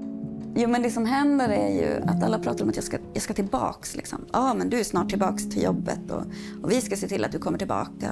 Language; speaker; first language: Swedish; native; Swedish